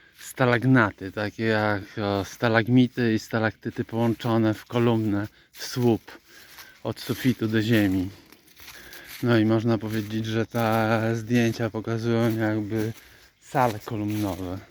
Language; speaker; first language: Polish; native; Polish